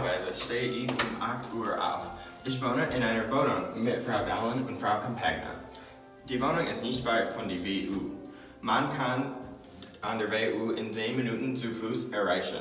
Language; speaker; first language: German; non-native, learner; English